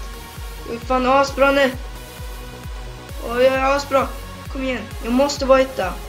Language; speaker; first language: Swedish; early bilingual, other home language; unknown